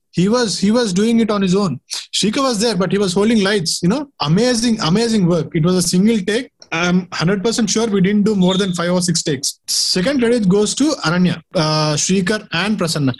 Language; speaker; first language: English; non-native, local second language; Telugu